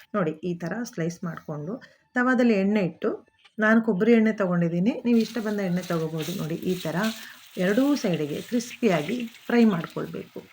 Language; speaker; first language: Kannada; non-native, local second language; Konkani